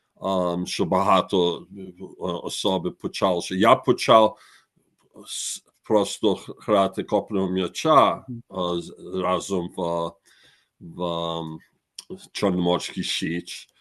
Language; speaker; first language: Ukrainian; early bilingual, heritage; Ukrainian